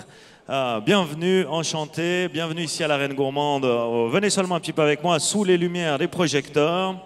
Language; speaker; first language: French; native; French